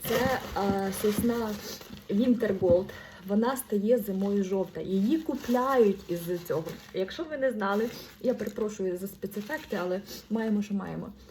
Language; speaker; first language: Ukrainian; non-native, local second language; Russian